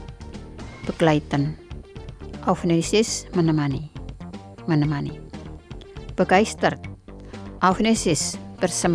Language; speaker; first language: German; non-native, fluent; Indonesian